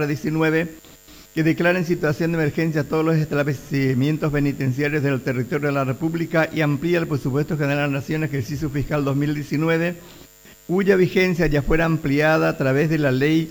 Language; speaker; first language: Spanish; native; Spanish